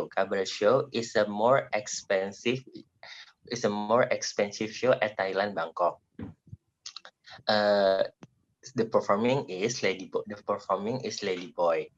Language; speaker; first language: English; non-native, learner; Indonesian